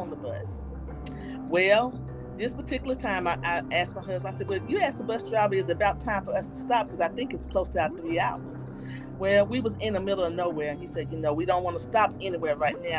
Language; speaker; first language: English; native; English